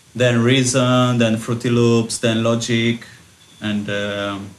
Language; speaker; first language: English; early bilingual, other home language; Russian